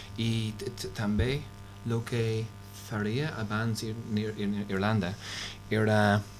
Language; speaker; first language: Catalan; non-native, learner; English